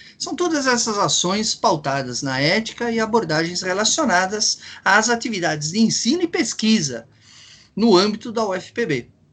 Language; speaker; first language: Portuguese; native; Portuguese